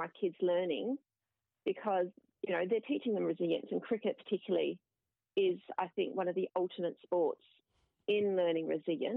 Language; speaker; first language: English; native; English